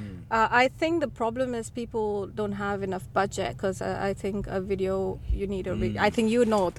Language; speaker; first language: English; non-native, local second language; Tamil